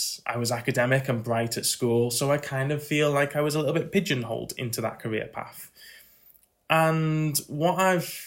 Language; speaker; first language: English; native; English